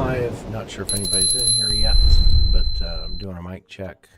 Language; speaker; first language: English; native; English